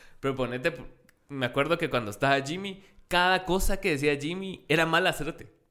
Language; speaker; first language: Spanish; native; Spanish